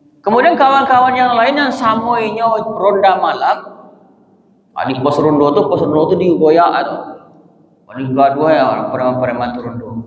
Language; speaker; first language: Malay; non-native, local second language; Minangkabau